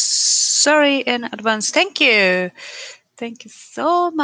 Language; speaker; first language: English; non-native, learner; Japanese